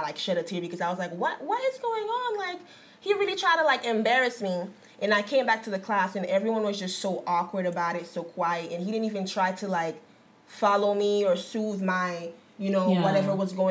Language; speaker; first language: English; non-native, fluent; French